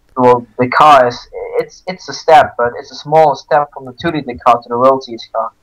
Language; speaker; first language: English; non-native, fluent; Dutch